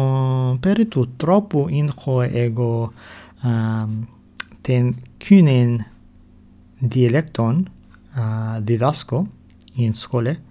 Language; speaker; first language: Greek; non-native, learner; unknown